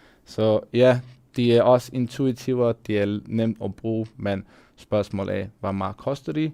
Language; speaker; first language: Danish; non-native, fluent; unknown